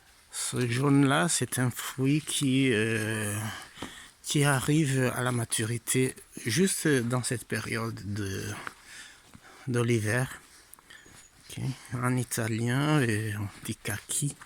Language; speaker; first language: French; non-native, fluent; Italian